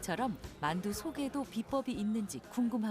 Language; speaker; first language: Korean; native; Korean